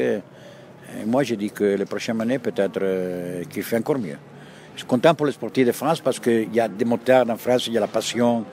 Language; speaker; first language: French; non-native, fluent; Italian